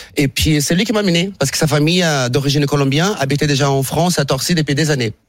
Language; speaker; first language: French; non-native, fluent; Portuguese